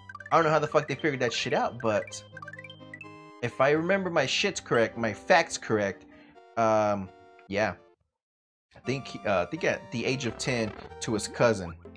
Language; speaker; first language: English; early bilingual, other home language; Spanish